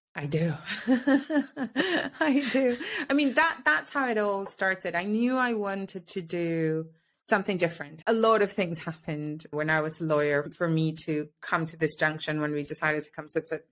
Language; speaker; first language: English; non-native, fluent; Spanish